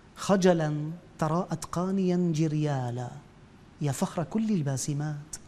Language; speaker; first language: Arabic; native; Arabic